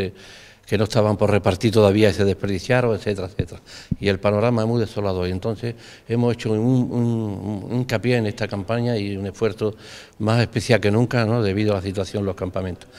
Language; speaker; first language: Spanish; native; Spanish